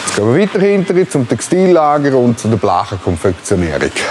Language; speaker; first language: German; native; German